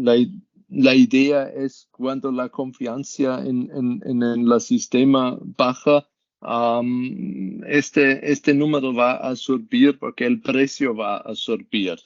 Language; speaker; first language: Spanish; non-native, learner; German